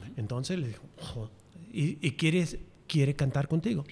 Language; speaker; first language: Spanish; non-native, fluent; English